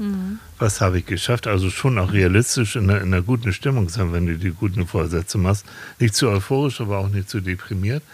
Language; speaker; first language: German; native; German